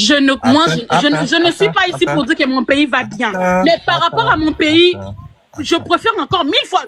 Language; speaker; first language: French; non-native, local second language; Lingala